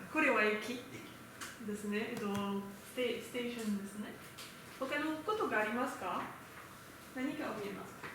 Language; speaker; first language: Japanese; non-native, learner; French